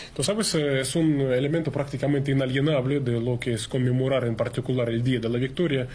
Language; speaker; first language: Spanish; non-native, fluent; Russian